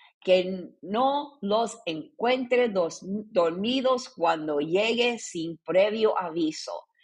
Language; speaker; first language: Spanish; native; Spanish